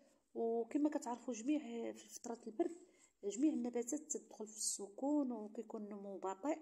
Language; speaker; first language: Arabic; native; Arabic